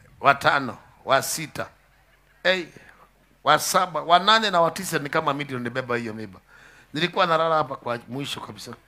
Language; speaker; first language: Swahili; native; Swahili